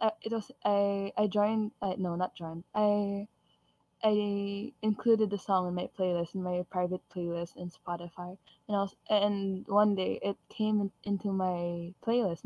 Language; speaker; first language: English; non-native, local second language; Filipino